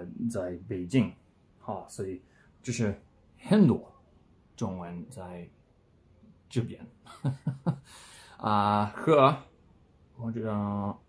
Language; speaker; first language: Chinese; non-native, learner; English